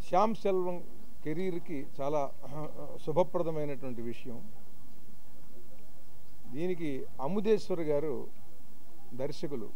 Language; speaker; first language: Telugu; native; Telugu